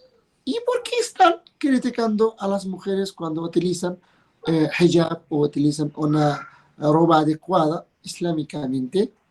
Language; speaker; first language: Spanish; non-native, fluent; Arabic